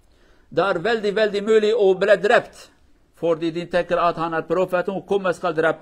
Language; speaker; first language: Norwegian; non-native, learner; Kurdish